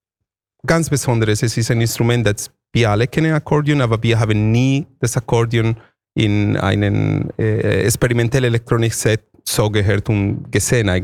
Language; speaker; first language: German; non-native, fluent; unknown